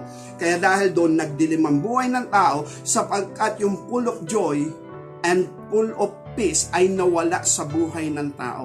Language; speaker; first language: Filipino; native; Filipino